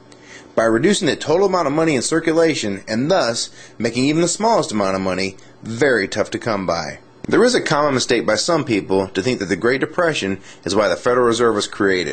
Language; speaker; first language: English; native; English